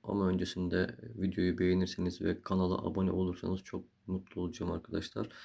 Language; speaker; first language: Turkish; native; Turkish